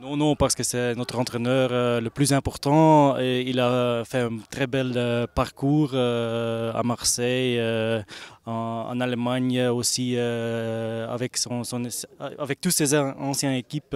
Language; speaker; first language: French; non-native, local second language; Dutch